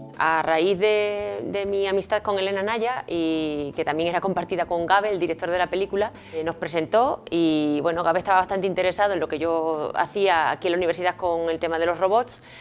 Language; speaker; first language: Spanish; native; Spanish